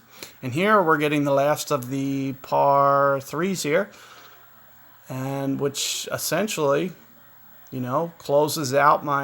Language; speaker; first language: English; native; English